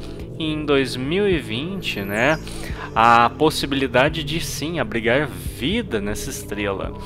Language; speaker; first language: Portuguese; native; Portuguese